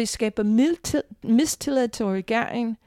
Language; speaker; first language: Danish; non-native, fluent; English